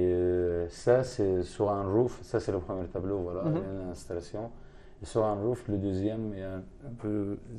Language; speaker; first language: French; non-native, fluent; Arabic